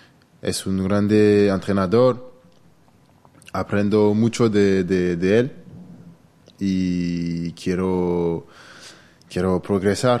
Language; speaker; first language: Spanish; non-native, learner; French